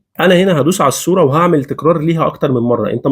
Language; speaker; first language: Arabic; native; Arabic